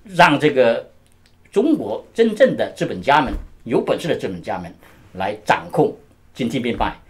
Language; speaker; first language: Chinese; native; Chinese